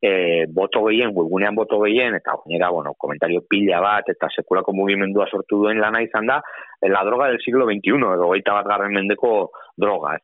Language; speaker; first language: Basque; native; Basque